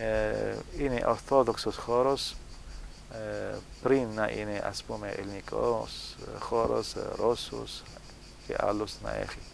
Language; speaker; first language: Greek; non-native, fluent; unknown